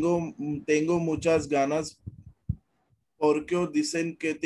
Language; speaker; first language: Spanish; non-native, learner; Hindi